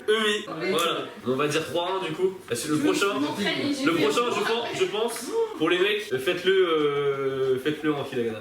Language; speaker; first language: French; native; French